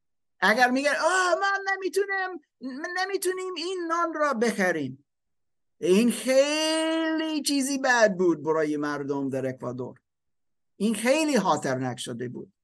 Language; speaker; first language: Persian; non-native, learner; German